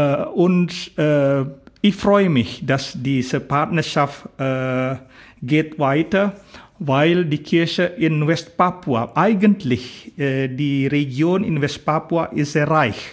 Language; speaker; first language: German; non-native, fluent; Indonesian